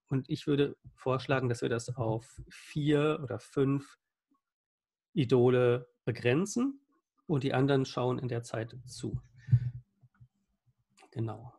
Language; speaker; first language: German; native; German